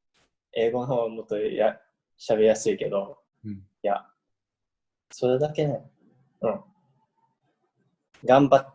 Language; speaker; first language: Japanese; early bilingual, heritage; English